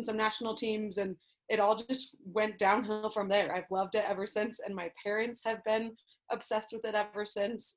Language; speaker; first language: English; native; English